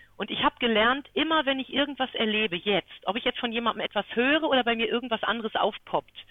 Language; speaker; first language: German; native; German